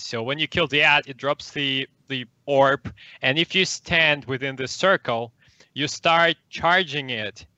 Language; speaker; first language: English; non-native, fluent; Russian